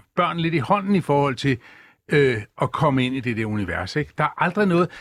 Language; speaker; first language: Danish; native; Danish